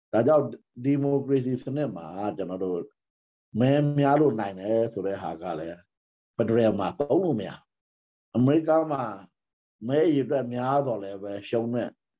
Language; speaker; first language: Burmese; non-native, local second language; Pa'o Karen